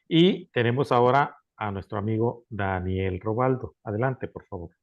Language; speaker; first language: Spanish; native; Spanish